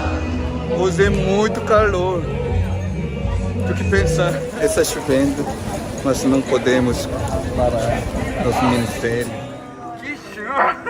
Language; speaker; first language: Portuguese; non-native, learner; Korean